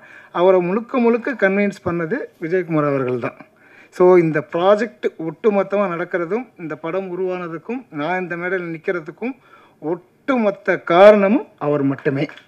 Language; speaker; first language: Tamil; native; Tamil